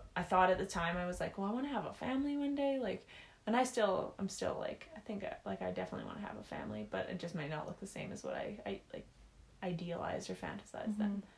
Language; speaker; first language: English; native; English